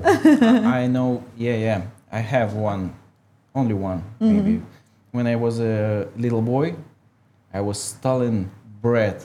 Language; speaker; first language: English; non-native, learner; Russian